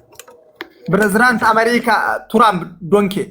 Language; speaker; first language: English; non-native, learner; Amharic